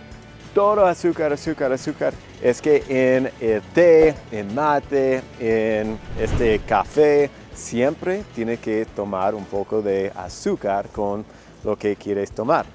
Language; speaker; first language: Spanish; non-native, fluent; English